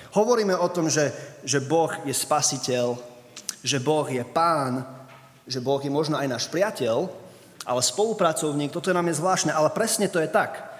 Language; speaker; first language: Slovak; early bilingual, other home language; English